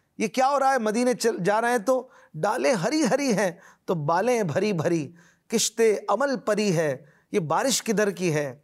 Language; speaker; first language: Urdu; native; Urdu